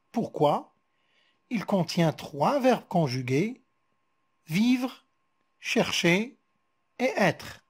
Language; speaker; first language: French; non-native, local second language; Arabic